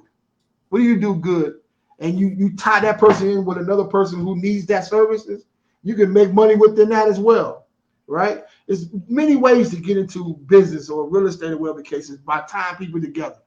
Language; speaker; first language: English; native; English